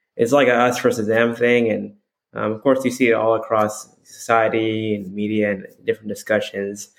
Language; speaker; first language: English; native; English